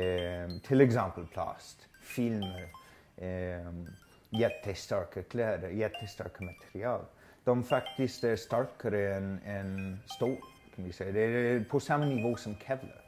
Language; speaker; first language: Swedish; non-native, fluent; English